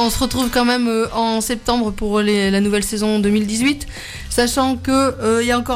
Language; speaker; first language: French; native; French